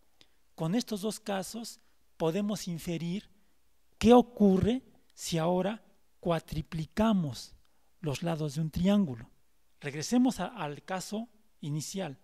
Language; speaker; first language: Spanish; native; Spanish